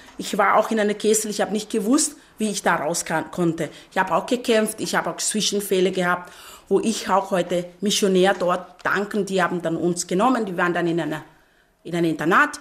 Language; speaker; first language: German; non-native, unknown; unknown